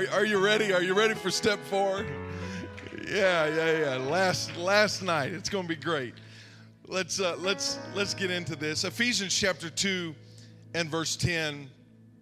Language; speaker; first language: English; native; English